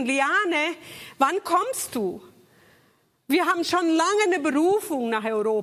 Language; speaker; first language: German; non-native, fluent; Portuguese